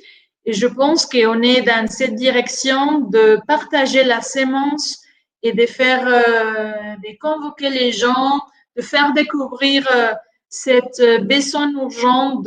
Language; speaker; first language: French; non-native, fluent; Spanish